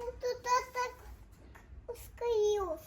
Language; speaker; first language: Russian; early bilingual, heritage; Russian